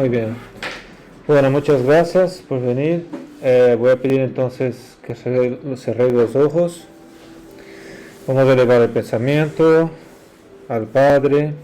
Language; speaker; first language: Spanish; non-native, fluent; Portuguese